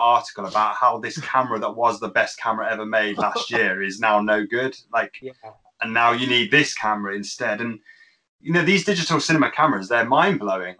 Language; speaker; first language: English; native; English